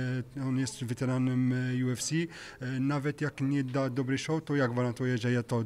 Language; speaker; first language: Polish; non-native, learner; French